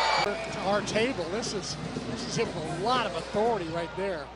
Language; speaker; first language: English; native; English